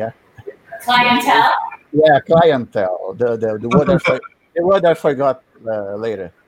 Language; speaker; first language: English; non-native, learner; Portuguese